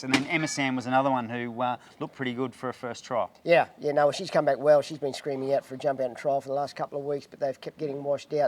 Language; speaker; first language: English; native; English